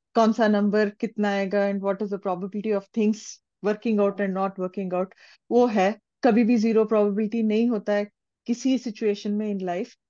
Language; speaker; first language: Hindi; non-native, local second language; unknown